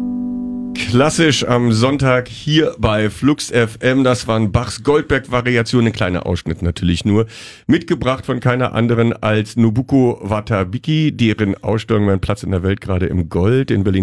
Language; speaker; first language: German; native; German